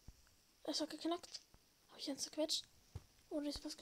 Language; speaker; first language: German; native; German